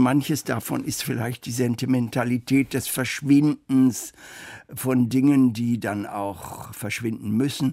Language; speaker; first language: German; native; German